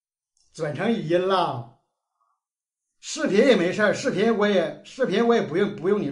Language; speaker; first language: Chinese; native; Chinese